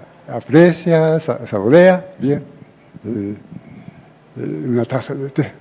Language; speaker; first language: Spanish; non-native, fluent; Japanese